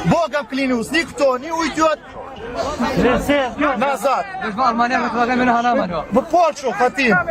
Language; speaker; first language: Russian; non-native, learner; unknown